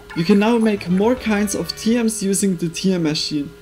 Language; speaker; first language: English; non-native, fluent; Swiss German